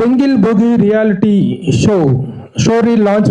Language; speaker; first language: Telugu; native; Telugu